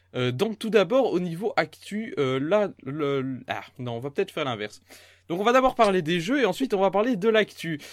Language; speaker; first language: French; native; French